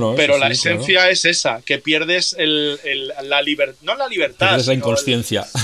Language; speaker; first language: Spanish; native; Spanish